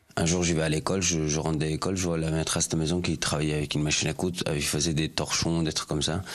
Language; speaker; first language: French; early bilingual, other home language; Persian